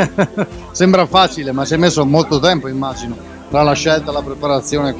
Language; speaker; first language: Italian; native; Italian